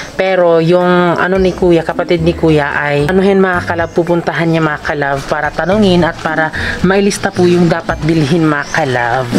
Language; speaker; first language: Filipino; non-native, local second language; Cebuano